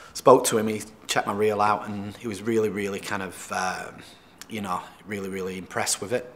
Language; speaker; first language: English; native; English